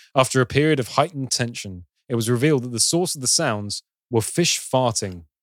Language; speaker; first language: English; native; English